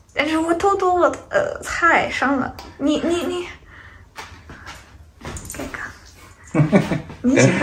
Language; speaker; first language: Chinese; non-native, learner; Ukrainian